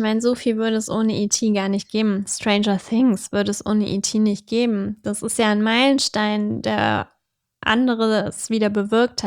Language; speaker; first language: German; native; German